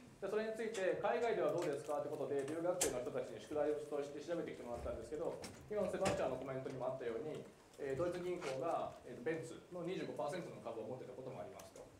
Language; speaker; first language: Japanese; native; Japanese